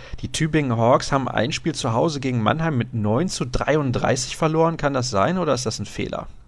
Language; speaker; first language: German; native; German